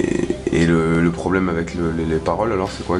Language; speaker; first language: French; native; French